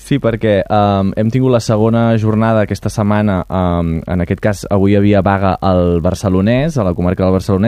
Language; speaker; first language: Catalan; native; Catalan